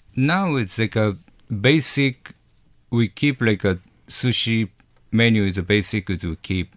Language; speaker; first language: English; non-native, learner; Japanese